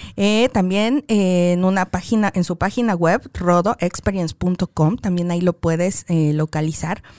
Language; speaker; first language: Spanish; native; Spanish